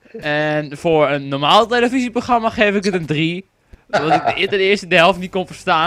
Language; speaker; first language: Dutch; native; Dutch